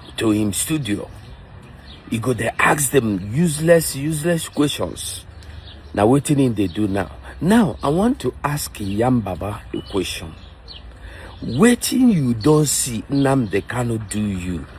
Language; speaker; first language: Nigerian Pidgin; non-native, local second language; Igbo